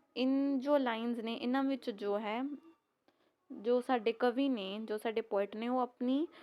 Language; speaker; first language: Hindi; non-native, local second language; Punjabi